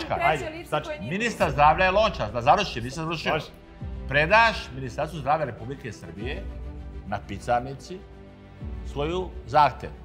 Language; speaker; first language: Serbian; native; Serbian